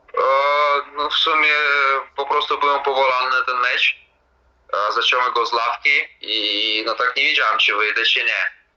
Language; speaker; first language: Polish; non-native, fluent; Latvian